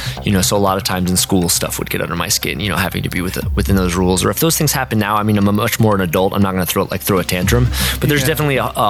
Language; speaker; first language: English; native; English